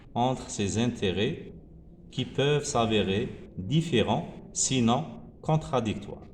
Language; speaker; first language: French; non-native, local second language; Arabic